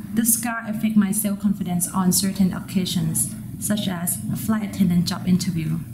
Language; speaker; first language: English; non-native, fluent; Thai